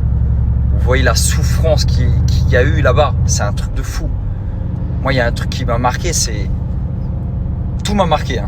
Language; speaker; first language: French; native; French